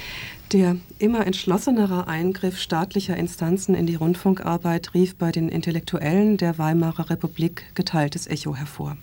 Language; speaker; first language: German; native; German